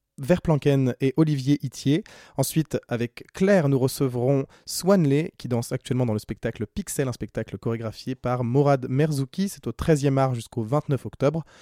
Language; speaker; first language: French; native; French